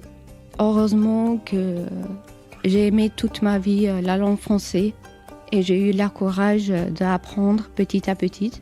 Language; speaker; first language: French; non-native, learner; Albanian